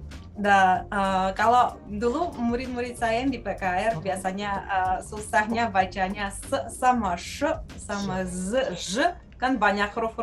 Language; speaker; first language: Indonesian; non-native, fluent; Russian